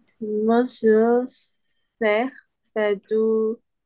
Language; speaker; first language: French; non-native, learner; Chinese